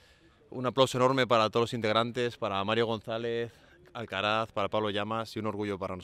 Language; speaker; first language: Spanish; native; Spanish